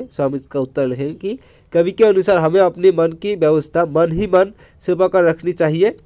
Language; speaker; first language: Hindi; non-native, local second language; Assamese